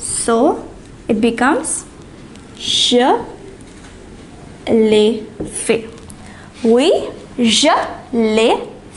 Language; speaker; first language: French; non-native, fluent; English